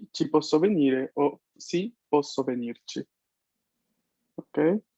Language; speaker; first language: Italian; non-native, fluent; Spanish